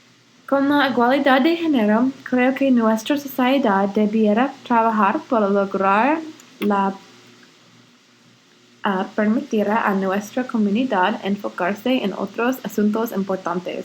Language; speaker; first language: Spanish; non-native, learner; English